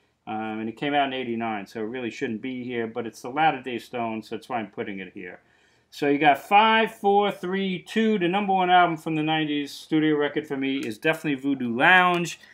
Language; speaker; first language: English; native; English